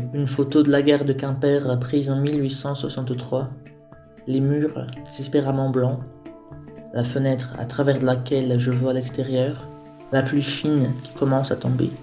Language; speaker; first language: French; non-native, fluent; Portuguese